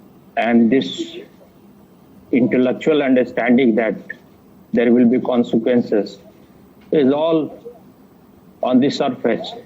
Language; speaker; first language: English; non-native, fluent; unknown